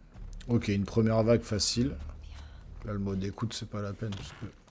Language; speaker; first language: French; native; French